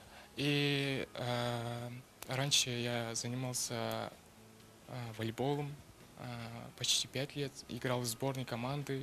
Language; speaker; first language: Russian; non-native, local second language; Kazakh